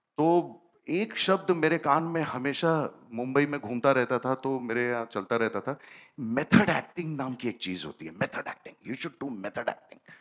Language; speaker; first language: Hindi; native; Hindi